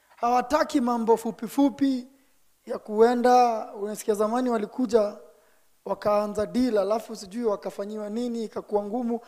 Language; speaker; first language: Swahili; non-native, local second language; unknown